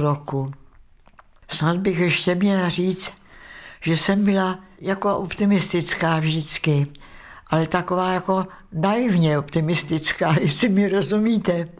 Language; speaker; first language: Czech; native; Czech